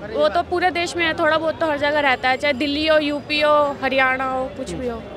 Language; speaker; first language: Hindi; native; Hindi